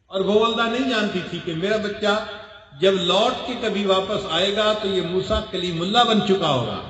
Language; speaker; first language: Urdu; non-native, local second language; Punjabi